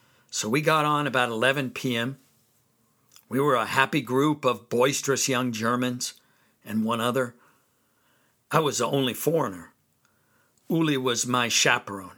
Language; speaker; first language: English; native; English